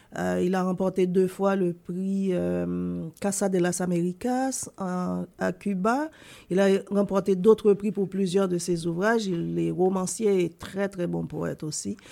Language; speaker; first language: French; non-native, local second language; Haitian Creole